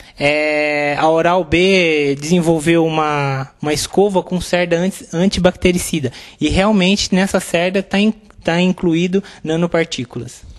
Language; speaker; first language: Portuguese; native; Portuguese